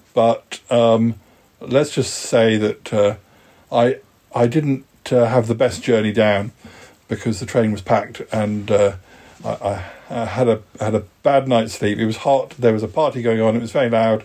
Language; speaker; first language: English; native; English